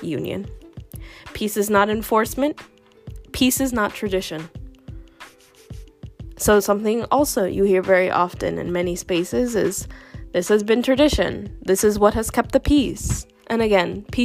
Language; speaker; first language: English; native; English